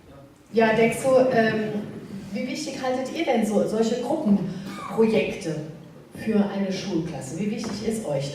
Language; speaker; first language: German; native; German